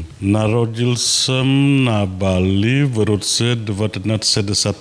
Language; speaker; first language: Czech; non-native, learner; Balinese